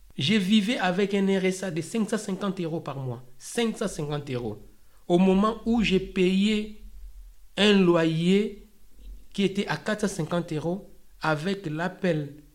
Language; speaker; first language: French; non-native, local second language; Lingala